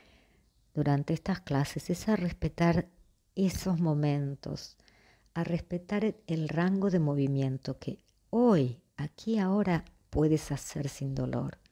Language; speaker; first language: Spanish; native; Spanish